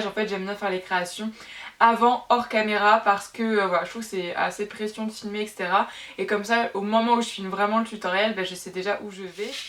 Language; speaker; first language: French; native; French